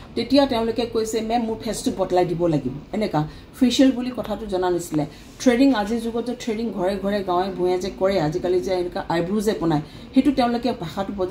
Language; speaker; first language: Assamese; native; Assamese